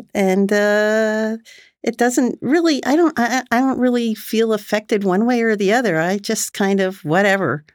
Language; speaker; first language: English; native; English